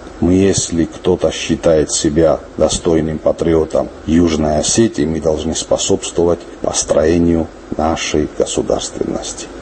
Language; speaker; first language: Russian; non-native, local second language; Ossetic